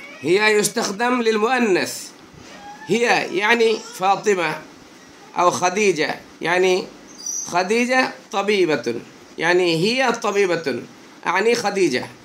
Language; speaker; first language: Arabic; non-native, fluent; Bangla